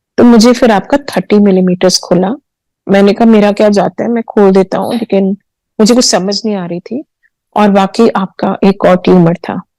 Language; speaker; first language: Hindi; early bilingual, heritage; Hindi